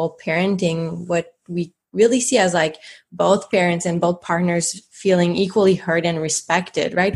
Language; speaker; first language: English; non-native, fluent; French